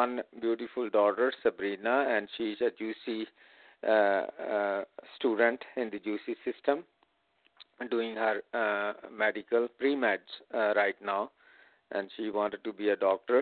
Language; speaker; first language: English; non-native, local second language; Punjabi